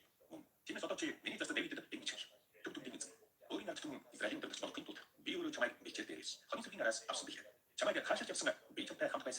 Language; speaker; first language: Mongolian; native; Mongolian